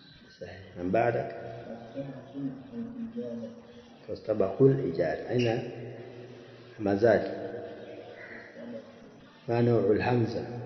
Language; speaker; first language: Arabic; non-native, fluent; Swahili